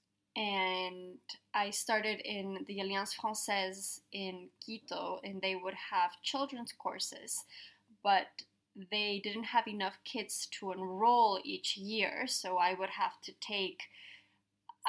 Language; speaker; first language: English; non-native, fluent; Spanish